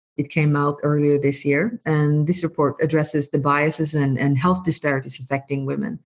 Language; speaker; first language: English; non-native, fluent; Norwegian